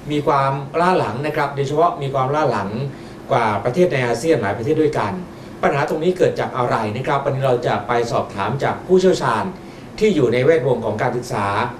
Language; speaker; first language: Thai; native; Thai